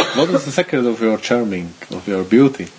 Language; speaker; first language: English; non-native, learner; Slovak